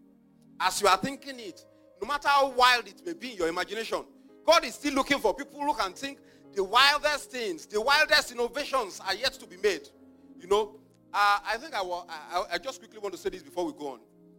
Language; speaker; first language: English; non-native, local second language; Yoruba